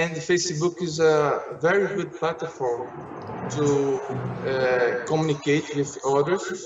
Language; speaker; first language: English; non-native, learner; Portuguese